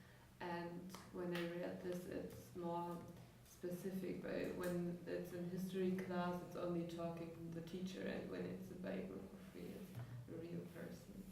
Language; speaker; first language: English; non-native, learner; German